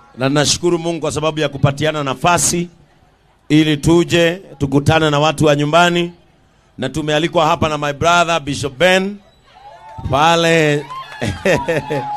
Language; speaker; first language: Swahili; non-native, local second language; Kikuyu